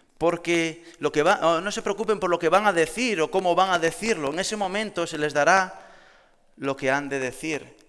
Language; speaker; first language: Spanish; native; Spanish